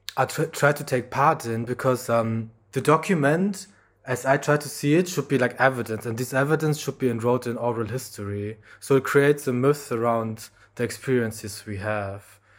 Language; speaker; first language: English; non-native, fluent; German